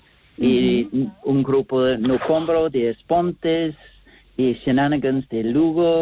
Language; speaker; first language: Spanish; non-native, learner; English